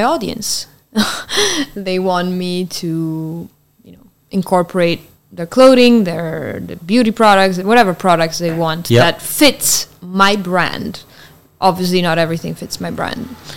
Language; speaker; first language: English; non-native, fluent; Italian